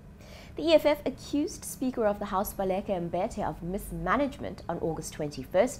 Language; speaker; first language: English; native; English